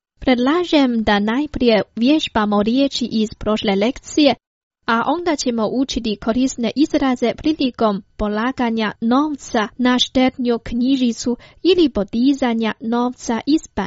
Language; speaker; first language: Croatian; non-native, fluent; Chinese